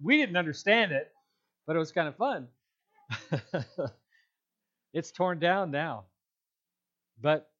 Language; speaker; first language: English; native; English